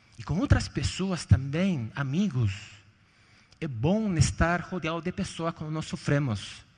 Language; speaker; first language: Portuguese; non-native, fluent; Spanish